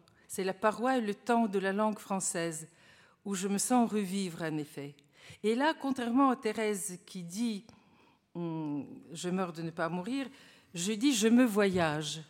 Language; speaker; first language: French; non-native, fluent; Bulgarian